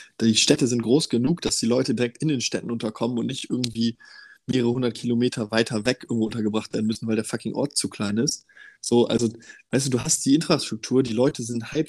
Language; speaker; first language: German; native; German